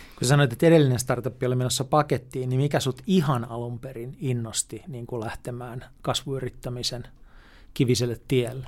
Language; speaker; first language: Finnish; native; Finnish